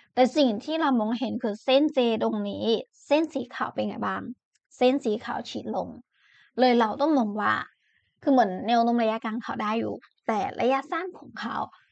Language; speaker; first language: Thai; non-native, fluent; Chinese